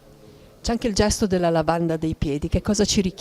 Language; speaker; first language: Italian; native; Italian